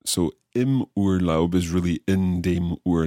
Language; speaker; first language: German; non-native, learner; English